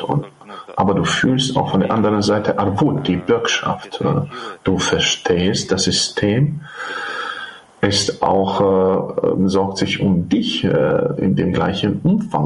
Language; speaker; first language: German; non-native, fluent; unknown